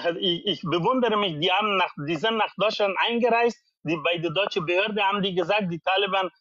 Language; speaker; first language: German; non-native, learner; Persian